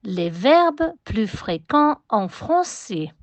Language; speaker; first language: French; non-native, fluent; Spanish